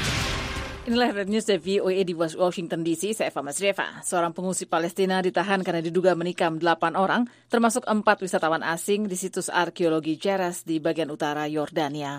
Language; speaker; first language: Indonesian; native; Indonesian